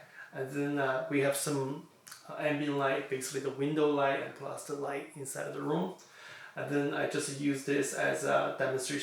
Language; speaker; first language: English; non-native, fluent; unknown